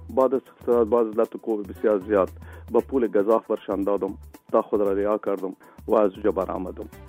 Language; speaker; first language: Persian; non-native, local second language; Punjabi